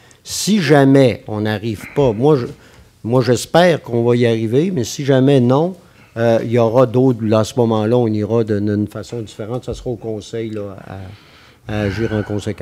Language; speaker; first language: French; native; French